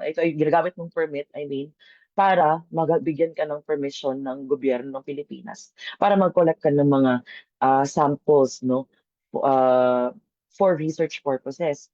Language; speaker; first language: Filipino; non-native, local second language; Cebuano